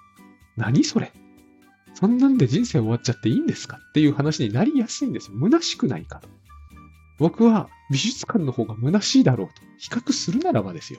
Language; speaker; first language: Japanese; native; Japanese